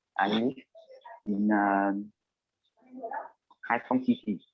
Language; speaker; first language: English; non-native, learner; Vietnamese